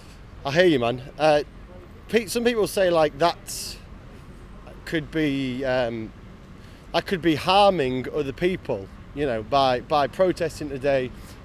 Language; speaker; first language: English; native; English